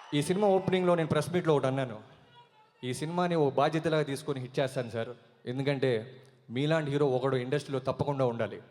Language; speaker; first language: Telugu; native; Telugu